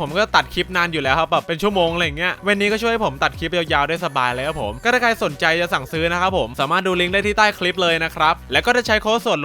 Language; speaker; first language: Thai; native; Thai